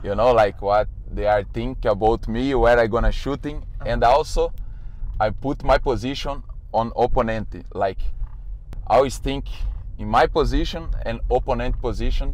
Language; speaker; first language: English; non-native, learner; Portuguese